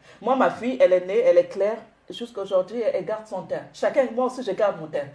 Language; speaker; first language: French; non-native, local second language; Lingala